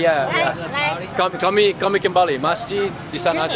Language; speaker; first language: Indonesian; non-native, learner; English